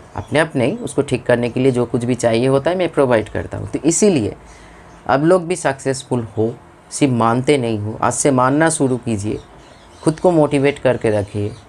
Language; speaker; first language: Hindi; non-native, local second language; Bangla